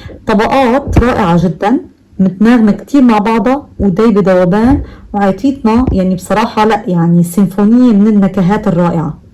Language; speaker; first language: Arabic; native; Arabic